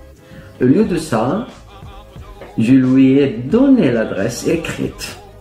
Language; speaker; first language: French; non-native, fluent; Arabic